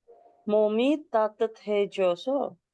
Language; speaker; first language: Korean; non-native, fluent; Indonesian